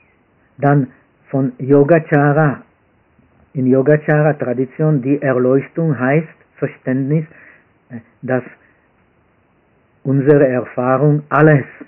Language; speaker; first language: German; non-native, fluent; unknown